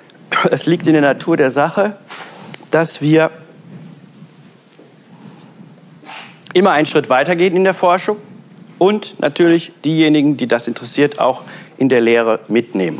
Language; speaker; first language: German; native; German